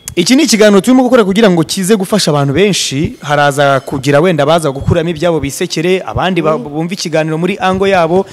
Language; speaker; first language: Kinyarwanda; native; Kinyarwanda